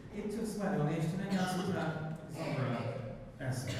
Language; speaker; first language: Hungarian; non-native, learner; English